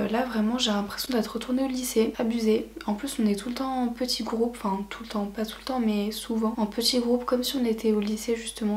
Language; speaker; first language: French; native; French